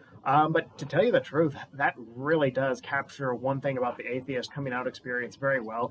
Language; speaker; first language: English; native; English